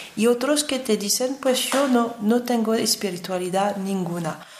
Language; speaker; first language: Spanish; non-native, fluent; French